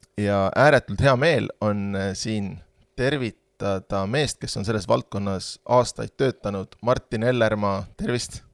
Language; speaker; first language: Estonian; native; Estonian